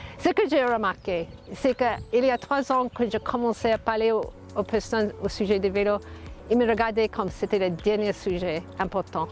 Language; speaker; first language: French; non-native, fluent; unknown